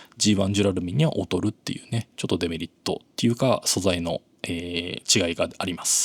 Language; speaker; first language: Japanese; native; Japanese